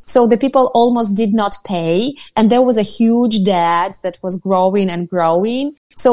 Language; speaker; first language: English; non-native, fluent; Ukrainian